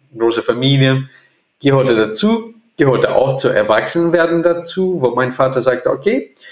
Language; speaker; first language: German; non-native, fluent; Portuguese